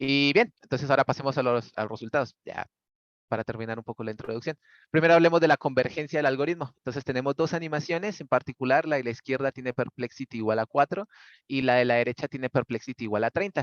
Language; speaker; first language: Spanish; native; Spanish